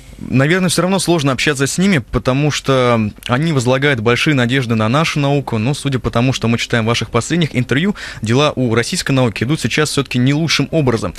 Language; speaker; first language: Russian; native; Russian